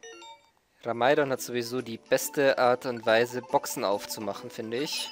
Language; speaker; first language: German; native; German